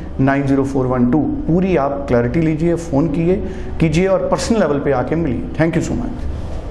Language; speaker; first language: Hindi; non-native, local second language; Punjabi